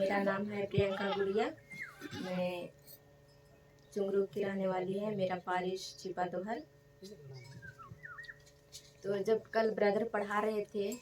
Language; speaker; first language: Hindi; non-native, local second language; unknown